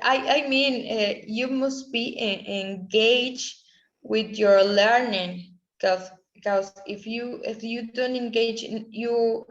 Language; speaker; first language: English; non-native, learner; Spanish